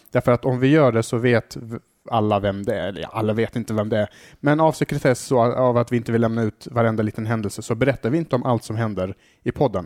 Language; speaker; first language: Swedish; early bilingual, other home language; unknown